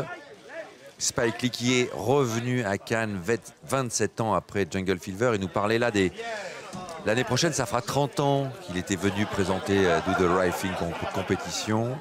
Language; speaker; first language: French; native; French